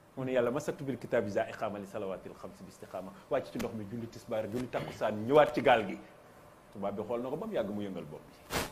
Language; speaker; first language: Wolof; native; Wolof